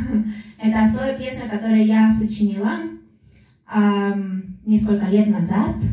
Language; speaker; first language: Russian; non-native, learner; Spanish